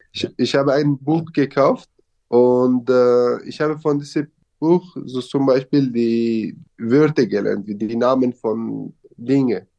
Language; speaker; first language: German; non-native, fluent; Kurdish